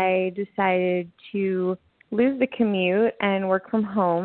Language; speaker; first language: English; native; English